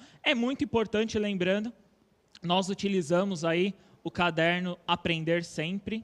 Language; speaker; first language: Portuguese; native; Portuguese